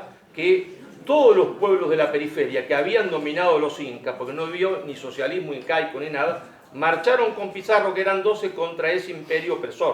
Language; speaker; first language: Spanish; native; Spanish